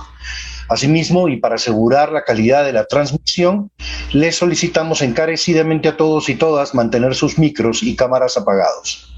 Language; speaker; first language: Spanish; native; Spanish